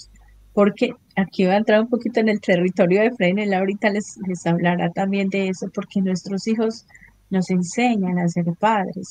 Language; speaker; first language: Spanish; native; Spanish